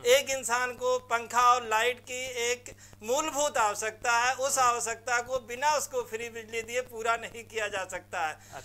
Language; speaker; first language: Hindi; native; Hindi